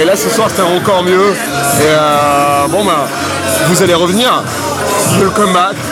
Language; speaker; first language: French; native; French